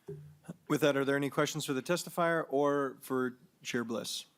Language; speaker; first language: English; native; English